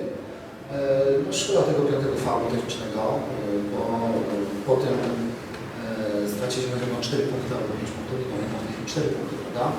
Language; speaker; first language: Polish; native; Polish